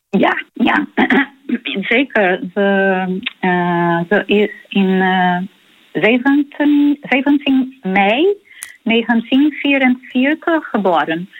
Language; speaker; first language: Dutch; non-native, fluent; Portuguese